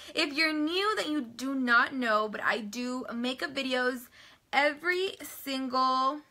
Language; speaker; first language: English; early bilingual, other home language; Spanish